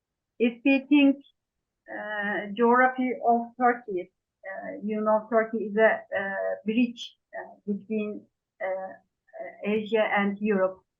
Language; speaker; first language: English; non-native, fluent; Turkish